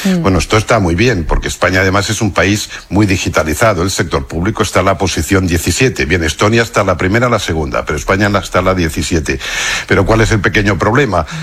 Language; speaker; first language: Spanish; non-native, local second language; Catalan